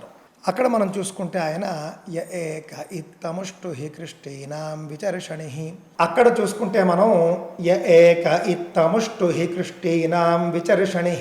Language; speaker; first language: Telugu; native; Telugu